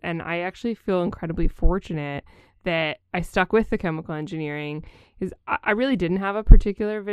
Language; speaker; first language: English; native; English